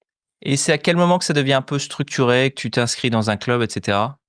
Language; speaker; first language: French; native; French